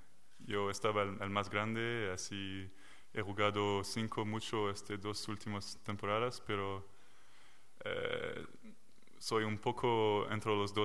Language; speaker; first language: Spanish; non-native, learner; French